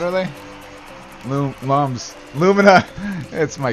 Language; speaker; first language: English; native; English